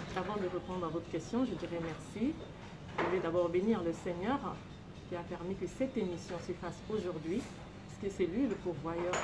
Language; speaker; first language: French; non-native, local second language; Lingala